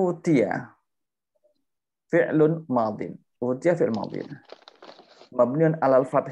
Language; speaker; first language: Arabic; non-native, fluent; Indonesian